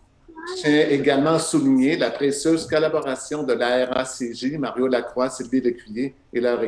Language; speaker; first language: French; native; French